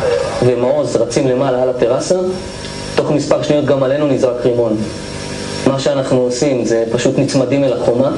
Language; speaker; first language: Hebrew; native; Hebrew